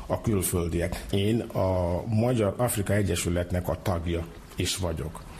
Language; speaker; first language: Hungarian; non-native, fluent; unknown